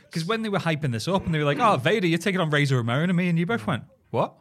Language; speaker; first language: English; native; English